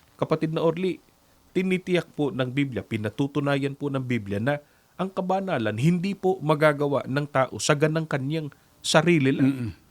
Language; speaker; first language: Filipino; native; Filipino